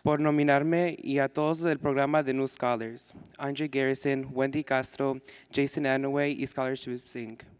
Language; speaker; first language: Spanish; early bilingual, heritage; Spanish